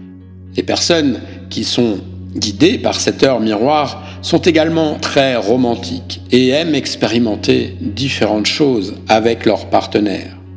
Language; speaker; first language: French; native; French